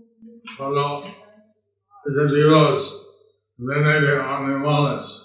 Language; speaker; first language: Spanish; non-native, learner; English